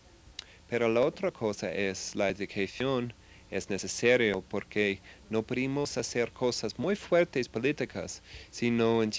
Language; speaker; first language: Spanish; non-native, fluent; English